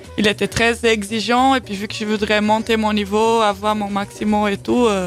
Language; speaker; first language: French; non-native, fluent; Portuguese